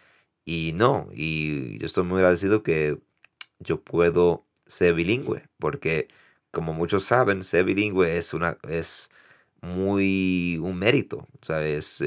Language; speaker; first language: Spanish; early bilingual, heritage; Spanish